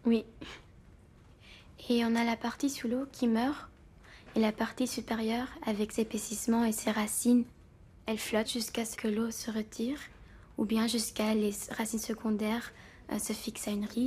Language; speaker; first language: French; native; French